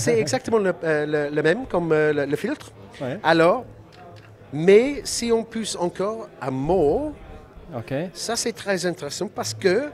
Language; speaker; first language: French; non-native, learner; English